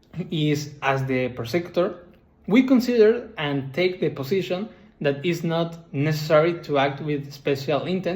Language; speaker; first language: English; non-native, learner; Spanish